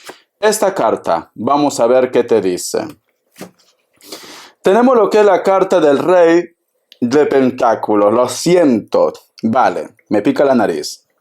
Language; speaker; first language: Spanish; native; Spanish